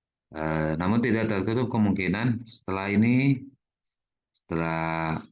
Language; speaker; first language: Indonesian; native; Indonesian